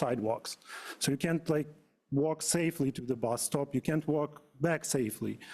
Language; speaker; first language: English; non-native, fluent; Ukrainian